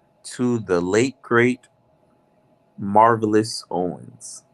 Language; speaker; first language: English; native; English